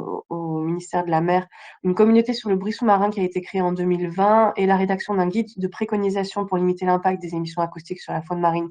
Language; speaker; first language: French; native; French